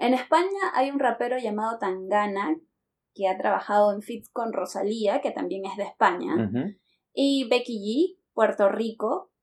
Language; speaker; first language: Spanish; native; Spanish